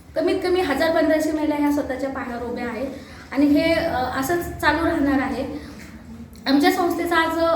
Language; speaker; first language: Marathi; non-native, local second language; Telugu